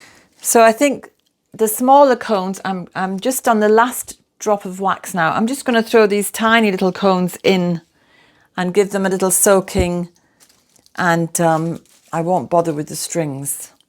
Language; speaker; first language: English; native; English